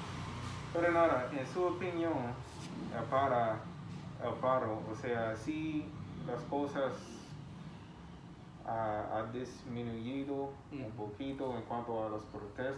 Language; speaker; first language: Spanish; non-native, fluent; English